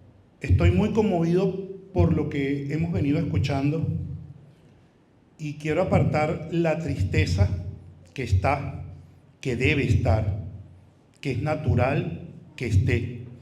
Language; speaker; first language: Spanish; native; Spanish